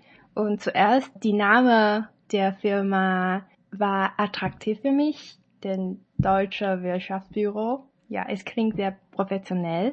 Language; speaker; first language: German; non-native, learner; Chinese